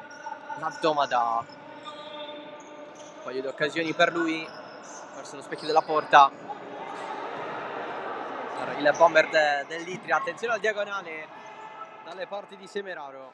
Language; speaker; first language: Italian; native; Italian